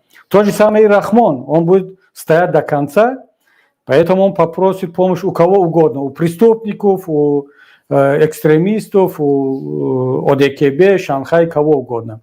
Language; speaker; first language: Russian; non-native, local second language; Tajik